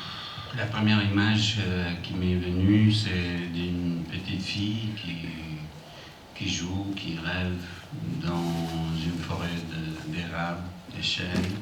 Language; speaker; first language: French; non-native, fluent; English